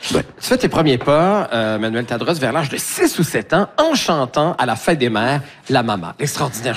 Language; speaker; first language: French; native; French